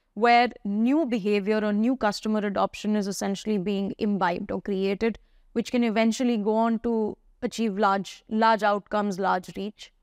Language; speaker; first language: English; non-native, local second language; Hindi